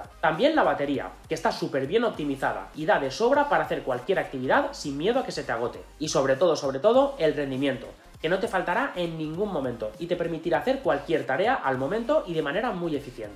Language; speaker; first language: Spanish; native; Spanish